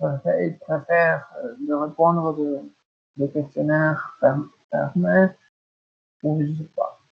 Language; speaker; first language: French; non-native, learner; Spanish